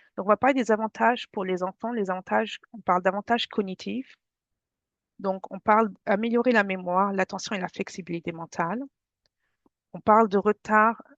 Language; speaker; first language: French; native; French